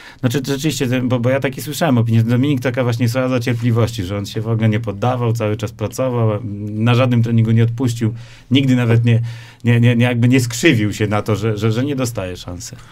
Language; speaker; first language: Polish; native; Polish